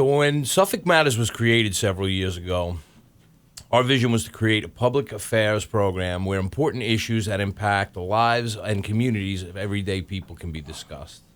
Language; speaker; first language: English; native; English